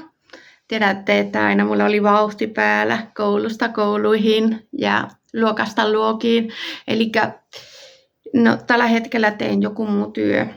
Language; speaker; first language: Finnish; non-native, fluent; Spanish